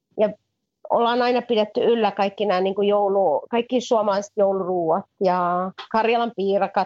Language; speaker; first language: Finnish; native; Finnish